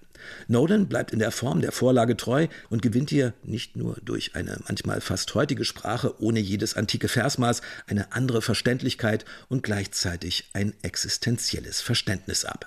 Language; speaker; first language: German; native; German